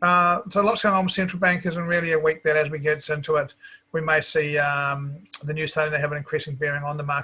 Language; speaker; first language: English; native; English